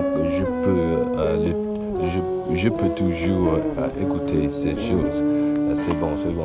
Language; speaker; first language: French; non-native, learner; English